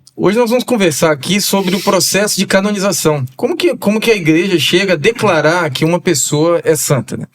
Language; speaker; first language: Portuguese; native; Portuguese